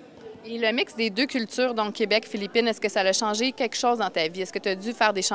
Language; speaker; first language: French; native; French